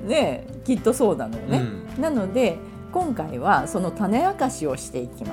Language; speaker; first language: Japanese; native; Japanese